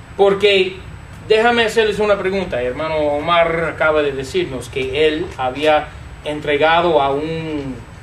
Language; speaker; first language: Spanish; non-native, fluent; English